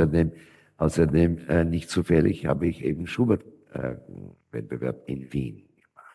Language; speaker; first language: German; non-native, fluent; Russian